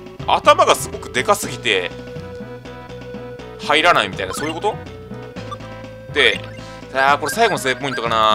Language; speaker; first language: Japanese; native; Japanese